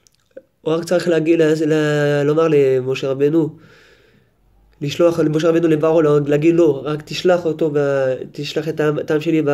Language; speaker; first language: Hebrew; non-native, fluent; French